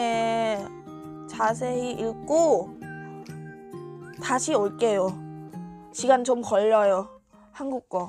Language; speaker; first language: Korean; non-native, fluent; Thai